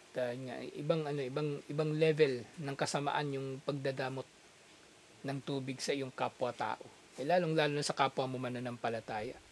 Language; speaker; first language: Filipino; native; Filipino